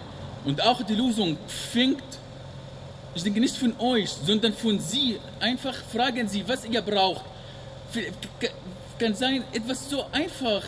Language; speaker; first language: German; non-native, learner; Arabic